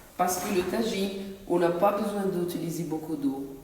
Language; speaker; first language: French; non-native, local second language; Arabic